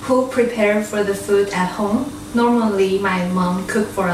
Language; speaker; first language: English; non-native, learner; Chinese